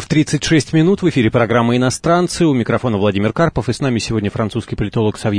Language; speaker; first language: Russian; native; Russian